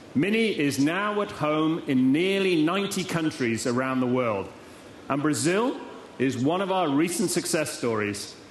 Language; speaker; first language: English; native; English